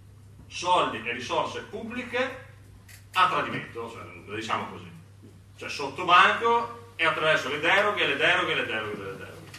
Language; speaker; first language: Italian; native; Italian